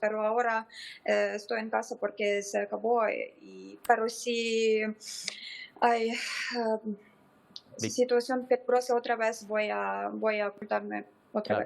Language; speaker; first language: Spanish; non-native, fluent; Ukrainian